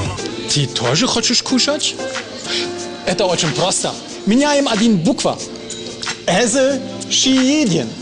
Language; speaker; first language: Russian; non-native, learner; German